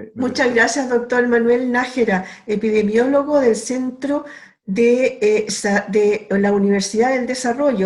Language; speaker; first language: Spanish; native; Spanish